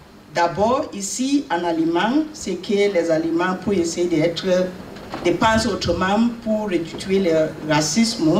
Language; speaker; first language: French; non-native, learner; English